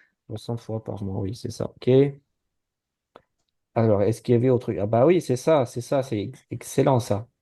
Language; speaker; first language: French; non-native, fluent; Azerbaijani